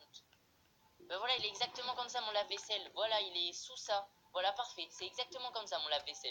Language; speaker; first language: French; native; French